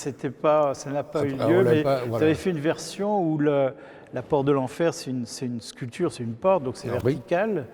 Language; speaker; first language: French; native; French